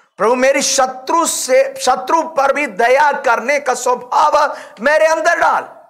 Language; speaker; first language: Hindi; non-native, local second language; Malayalam